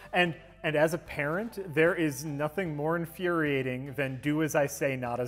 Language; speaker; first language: English; native; English